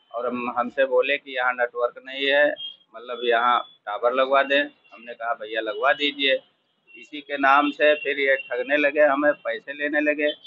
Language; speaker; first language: Hindi; native; Hindi